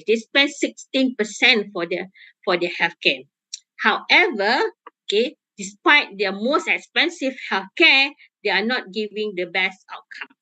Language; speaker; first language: English; non-native, local second language; Malay